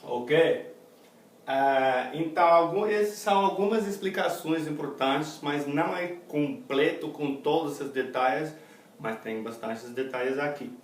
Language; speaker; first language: Portuguese; non-native, fluent; English